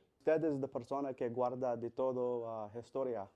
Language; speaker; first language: Spanish; non-native, learner; English